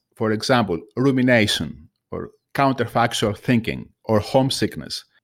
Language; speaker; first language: English; non-native, fluent; Greek